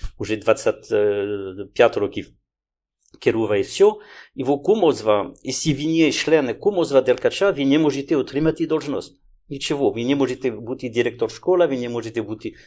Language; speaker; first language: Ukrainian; non-native, learner; French